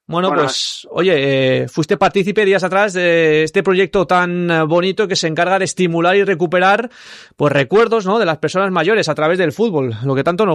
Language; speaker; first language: Spanish; native; Spanish